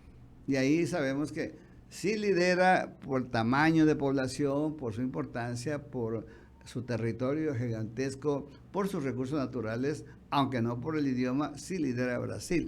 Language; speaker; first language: Spanish; native; Spanish